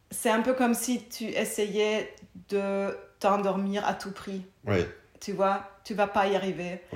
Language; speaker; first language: French; non-native, fluent; German